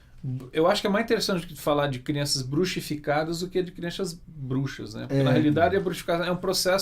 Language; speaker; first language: Portuguese; native; Portuguese